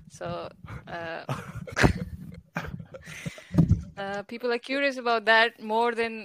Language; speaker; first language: English; non-native, local second language; Hindi